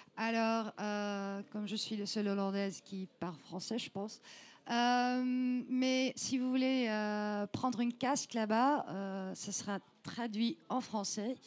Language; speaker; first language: French; non-native, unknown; Dutch